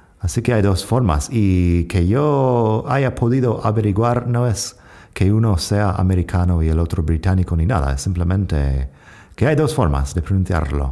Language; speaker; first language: Spanish; non-native, fluent; English